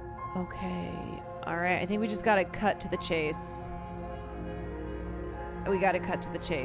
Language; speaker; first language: English; native; English